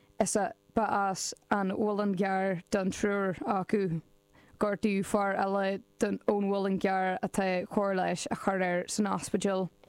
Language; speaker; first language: Irish; native; Irish